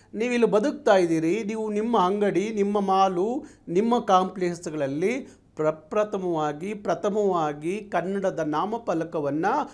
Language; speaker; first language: Kannada; native; Kannada